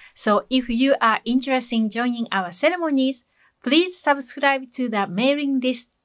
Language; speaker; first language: English; non-native, fluent; Japanese